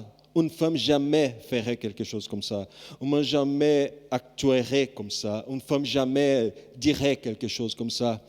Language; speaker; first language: French; non-native, fluent; Portuguese